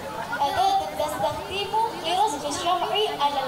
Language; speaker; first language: Arabic; non-native, learner; Indonesian